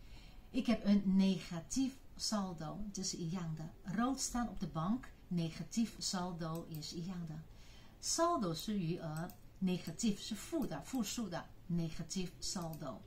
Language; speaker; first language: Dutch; non-native, fluent; Chinese